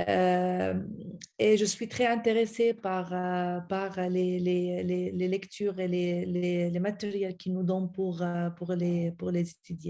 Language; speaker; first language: French; non-native, fluent; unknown